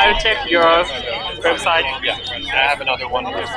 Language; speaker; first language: English; non-native, learner; Japanese